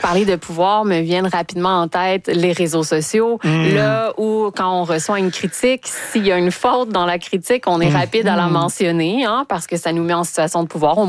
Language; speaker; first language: French; native; French